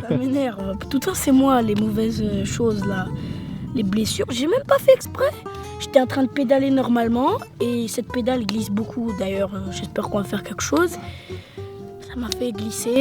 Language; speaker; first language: French; native; French